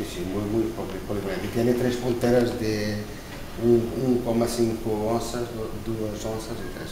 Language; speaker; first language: Spanish; non-native, learner; Portuguese